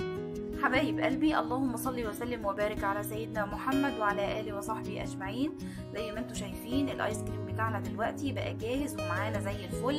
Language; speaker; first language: Arabic; native; Arabic